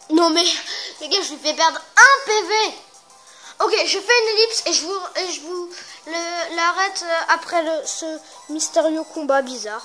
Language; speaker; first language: French; native; French